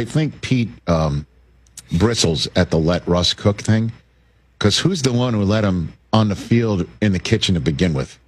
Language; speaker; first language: English; native; English